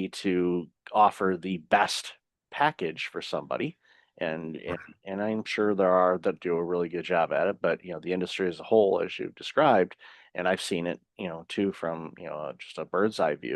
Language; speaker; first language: English; native; English